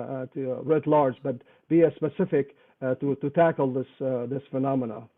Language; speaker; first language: English; non-native, fluent; Arabic